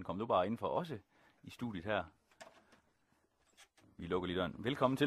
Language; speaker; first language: Danish; native; Danish